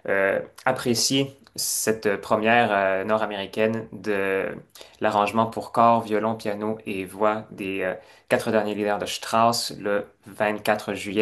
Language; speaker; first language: French; native; French